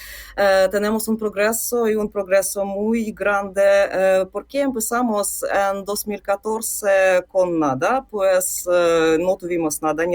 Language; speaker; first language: Spanish; non-native, fluent; Ukrainian